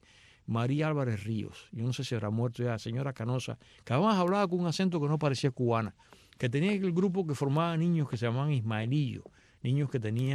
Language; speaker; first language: Spanish; native; Spanish